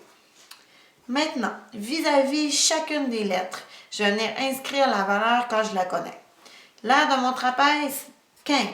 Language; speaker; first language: French; native; French